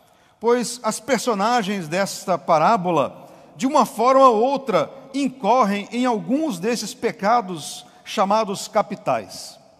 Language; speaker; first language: Portuguese; native; Portuguese